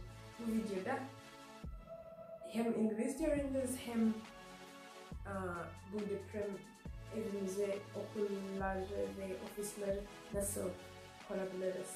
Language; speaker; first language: Turkish; non-native, fluent; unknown